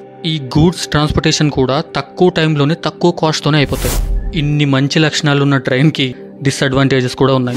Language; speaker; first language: Telugu; native; Telugu